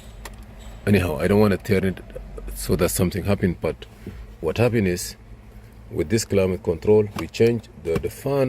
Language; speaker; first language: English; non-native, learner; Arabic